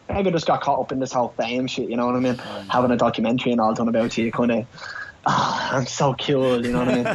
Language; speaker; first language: English; native; English